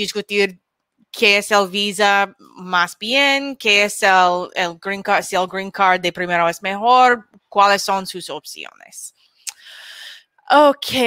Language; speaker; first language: Spanish; non-native, learner; English